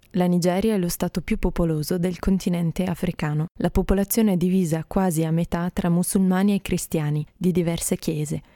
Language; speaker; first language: Italian; native; Italian